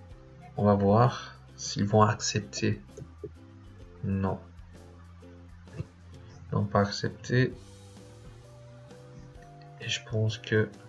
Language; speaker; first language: French; non-native, fluent; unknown